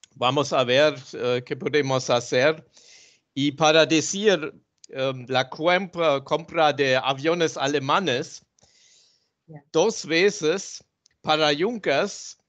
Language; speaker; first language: Spanish; non-native, fluent; German